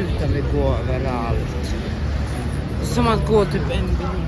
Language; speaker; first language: Swedish; early bilingual, other home language; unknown